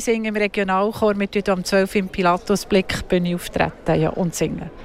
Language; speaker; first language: German; native; German